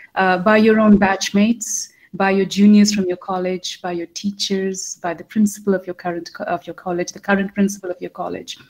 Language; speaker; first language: English; non-native, local second language; Hindi